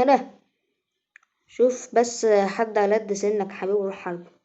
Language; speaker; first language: Arabic; native; Arabic